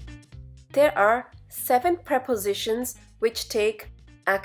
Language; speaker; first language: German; non-native, fluent; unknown